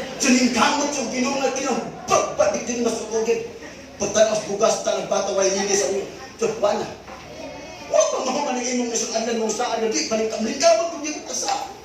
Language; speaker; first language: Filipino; non-native, local second language; Cebuano